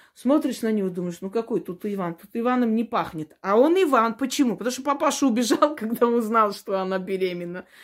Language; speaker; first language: Russian; non-native, local second language; Armenian